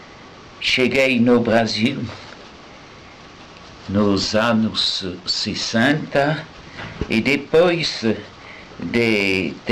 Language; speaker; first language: Portuguese; non-native, fluent; French